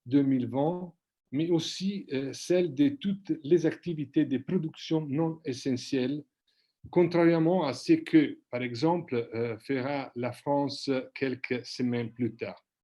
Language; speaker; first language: French; non-native, fluent; Italian